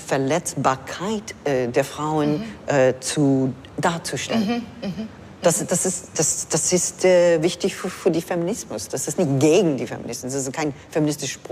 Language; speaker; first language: German; non-native, fluent; English